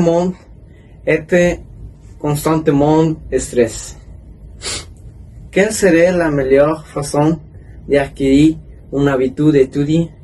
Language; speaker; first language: French; non-native, learner; Spanish